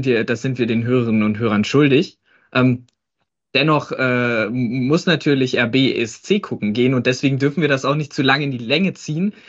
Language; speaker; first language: German; native; German